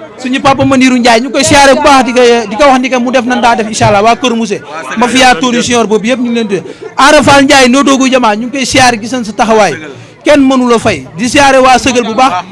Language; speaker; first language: Wolof; native; Wolof